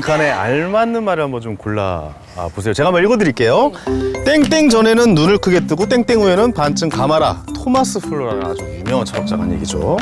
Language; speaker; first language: Korean; native; Korean